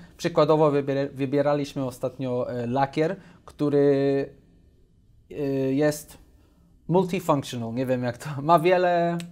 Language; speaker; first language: Polish; early bilingual, heritage; Polish